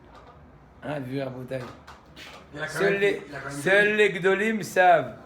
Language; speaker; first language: French; native; French